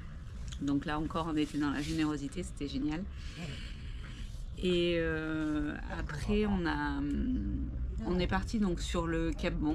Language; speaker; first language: French; native; French